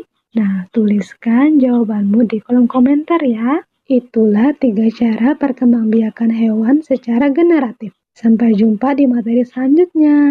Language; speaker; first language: Indonesian; native; Indonesian